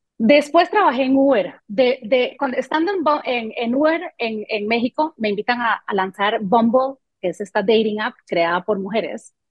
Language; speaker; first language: Spanish; early bilingual, other home language; French